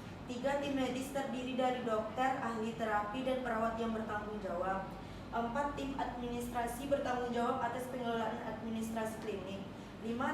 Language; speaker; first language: Indonesian; native; Indonesian